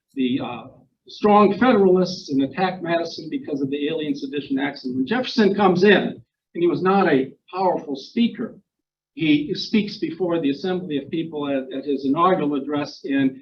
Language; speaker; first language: English; non-native, fluent; Ukrainian